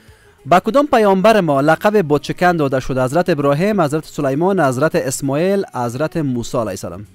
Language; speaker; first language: Persian; native; Persian